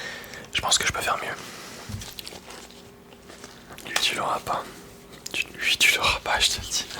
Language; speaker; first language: French; native; French